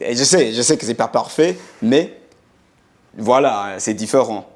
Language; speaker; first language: French; non-native, fluent; English